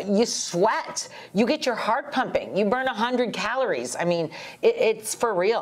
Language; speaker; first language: English; native; English